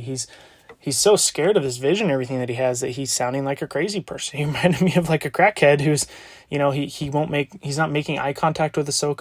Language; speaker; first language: English; native; English